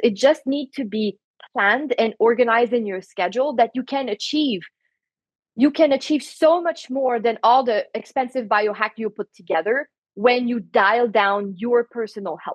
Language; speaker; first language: English; non-native, fluent; French